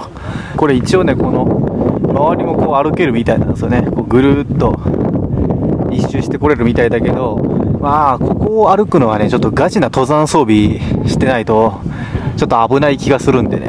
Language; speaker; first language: Japanese; native; Japanese